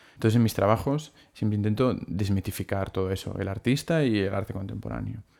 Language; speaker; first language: Spanish; non-native, local second language; Catalan